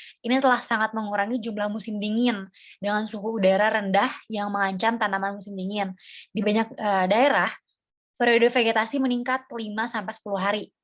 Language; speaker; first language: Indonesian; native; Indonesian